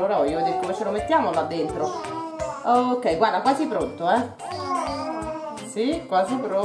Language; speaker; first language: Italian; native; Italian